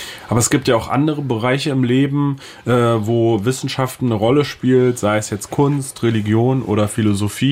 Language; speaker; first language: German; native; German